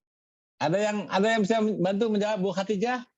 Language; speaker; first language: Malay; native; Malay